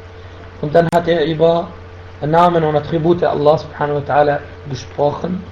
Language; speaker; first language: German; non-native, fluent; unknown